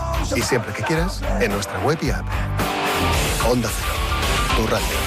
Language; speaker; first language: Spanish; native; Spanish